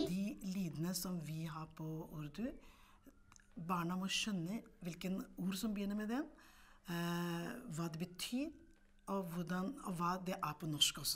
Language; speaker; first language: Norwegian; non-native, fluent; Urdu